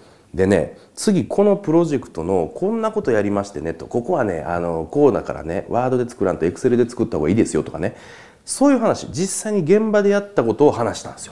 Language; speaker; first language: Japanese; native; Japanese